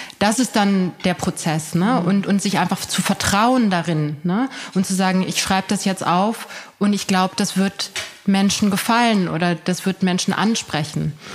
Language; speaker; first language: German; early bilingual, other home language; Persian